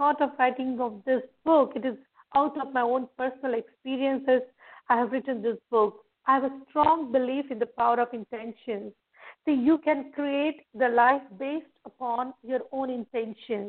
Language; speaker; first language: English; non-native, local second language; Marathi